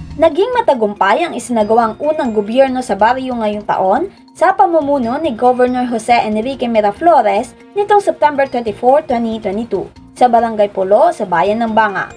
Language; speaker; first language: Filipino; non-native, local second language; Aklanon